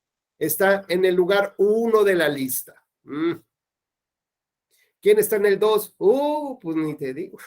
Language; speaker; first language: Spanish; native; Spanish